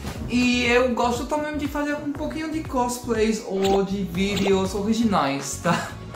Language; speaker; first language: Portuguese; non-native, learner; French